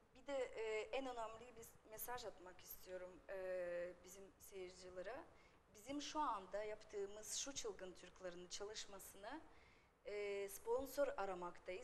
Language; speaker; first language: Turkish; non-native, fluent; Russian